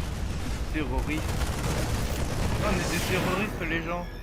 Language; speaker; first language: French; native; French